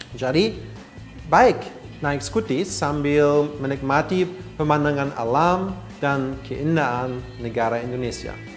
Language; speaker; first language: Indonesian; non-native, fluent; German